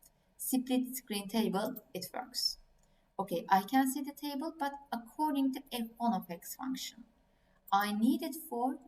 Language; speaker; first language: English; non-native, fluent; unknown